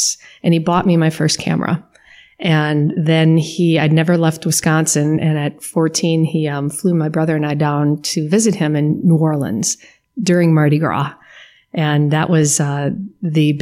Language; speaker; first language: English; native; English